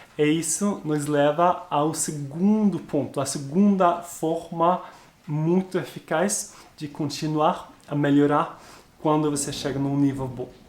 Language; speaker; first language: Portuguese; non-native, fluent; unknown